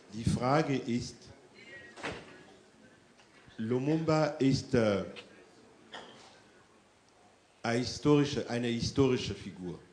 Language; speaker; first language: German; non-native, fluent; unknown